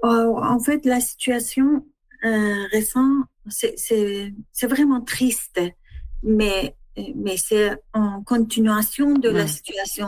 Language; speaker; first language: French; non-native, learner; Persian